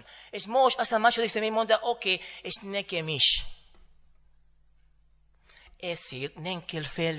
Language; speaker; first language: Hungarian; non-native, learner; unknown